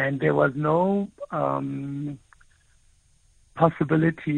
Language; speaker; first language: English; non-native, local second language; Afrikaans